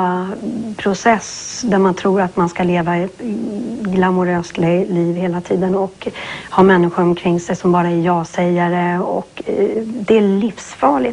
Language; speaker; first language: Swedish; native; Swedish